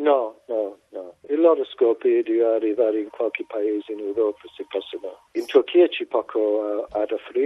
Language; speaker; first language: Italian; non-native, fluent; English